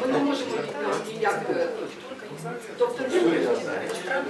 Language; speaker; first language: Ukrainian; non-native, local second language; Russian